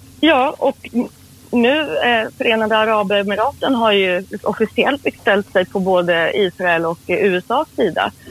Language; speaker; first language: Swedish; early bilingual, other home language; Persian